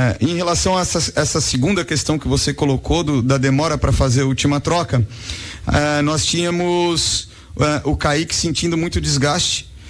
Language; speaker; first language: Portuguese; native; Portuguese